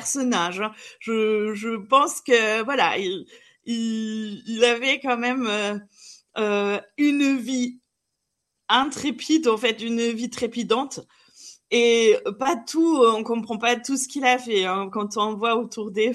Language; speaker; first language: French; non-native, fluent; German